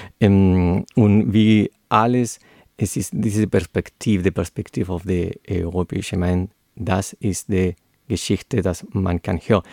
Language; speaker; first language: German; non-native, learner; Spanish